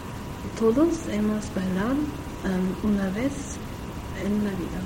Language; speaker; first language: Spanish; non-native, learner; German